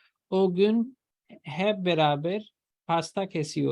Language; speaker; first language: Turkish; non-native, fluent; Urdu